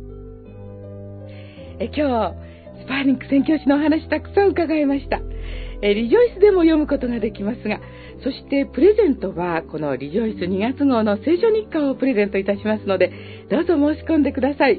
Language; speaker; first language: Japanese; native; Japanese